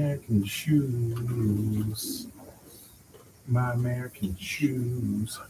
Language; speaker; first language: English; native; English